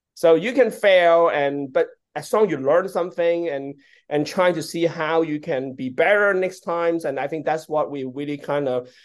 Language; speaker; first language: English; non-native, local second language; Cantonese